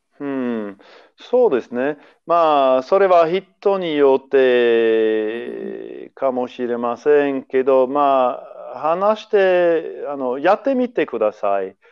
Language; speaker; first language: Japanese; non-native, learner; German